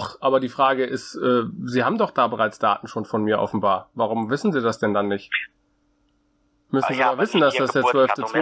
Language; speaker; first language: German; native; German